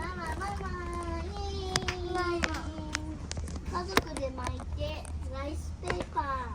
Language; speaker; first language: Japanese; early bilingual, other home language; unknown